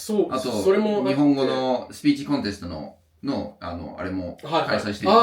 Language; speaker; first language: Japanese; non-native, fluent; English